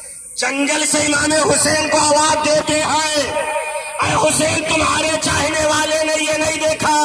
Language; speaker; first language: Urdu; native; Urdu